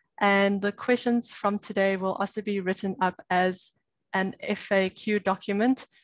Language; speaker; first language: English; native; English